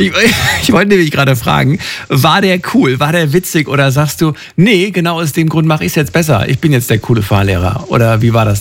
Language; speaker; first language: German; native; German